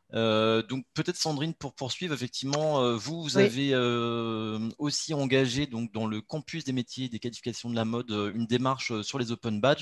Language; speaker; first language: French; native; French